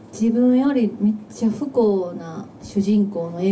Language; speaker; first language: Japanese; native; Japanese